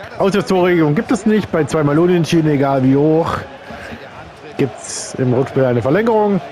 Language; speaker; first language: German; native; German